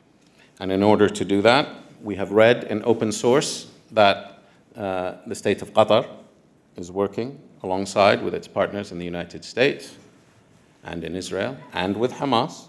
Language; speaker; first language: English; non-native, fluent; Arabic